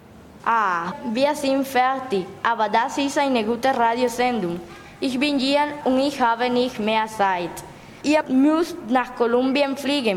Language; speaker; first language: German; non-native, learner; Spanish